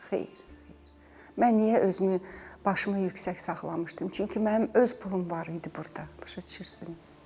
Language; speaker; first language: Azerbaijani; native; Azerbaijani